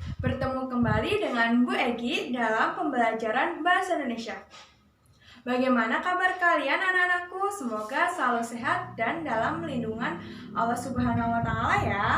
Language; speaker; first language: Indonesian; native; Indonesian